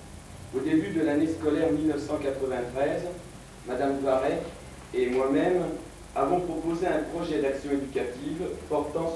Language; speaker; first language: French; native; French